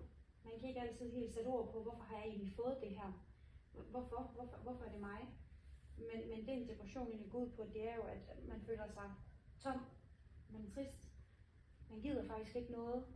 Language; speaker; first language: Danish; native; Danish